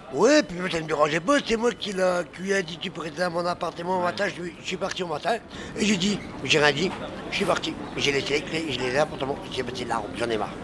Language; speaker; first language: French; native; French